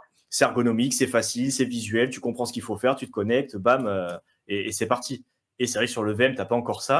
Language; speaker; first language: French; native; French